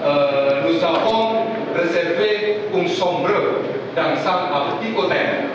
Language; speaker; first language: French; non-native, learner; Indonesian